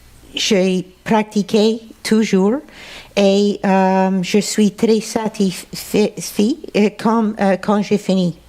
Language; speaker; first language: French; non-native, local second language; English